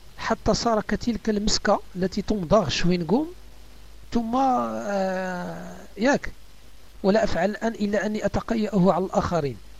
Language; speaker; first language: Arabic; native; Arabic